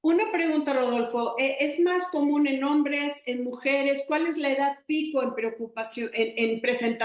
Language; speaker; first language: Spanish; native; Spanish